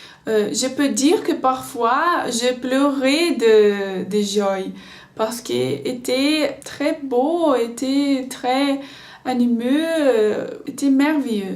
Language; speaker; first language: French; non-native, learner; Portuguese